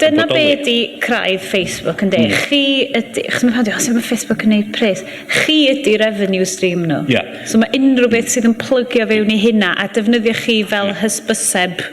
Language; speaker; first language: Welsh; native; Welsh